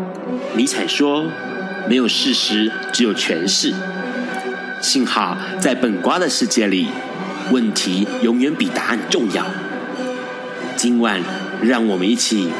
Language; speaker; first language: Chinese; native; Chinese